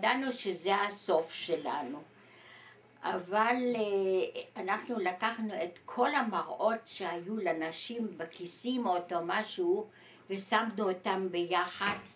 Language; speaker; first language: Hebrew; early bilingual, other home language; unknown